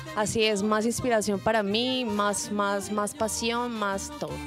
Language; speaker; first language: Spanish; native; Spanish